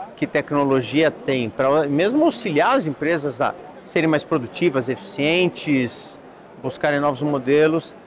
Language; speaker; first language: Portuguese; native; Portuguese